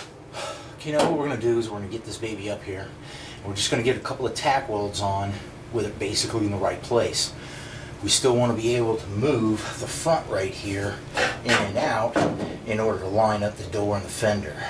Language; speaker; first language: English; native; English